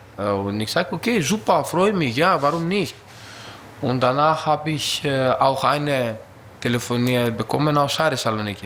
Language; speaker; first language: German; non-native, local second language; Greek